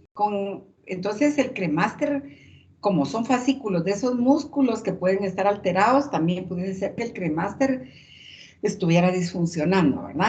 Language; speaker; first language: Spanish; native; Spanish